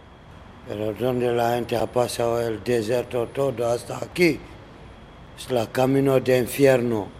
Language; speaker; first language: Spanish; non-native, learner; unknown